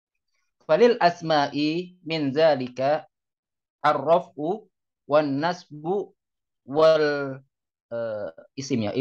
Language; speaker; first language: Arabic; non-native, learner; Indonesian